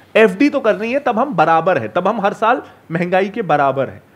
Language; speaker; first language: Hindi; native; Hindi